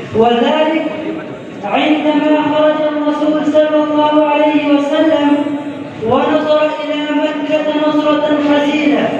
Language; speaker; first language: Arabic; non-native, learner; Urdu